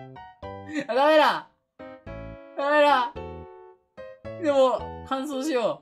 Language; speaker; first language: Japanese; native; Japanese